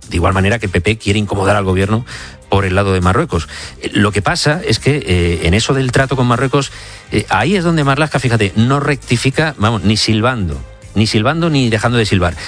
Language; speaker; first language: Spanish; native; Spanish